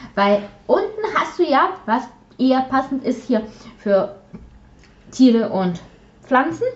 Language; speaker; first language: German; early bilingual, other home language; Polish